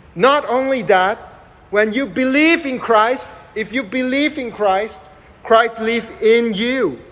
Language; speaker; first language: English; non-native, local second language; Chinese